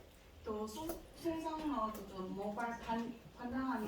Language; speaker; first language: Korean; non-native, learner; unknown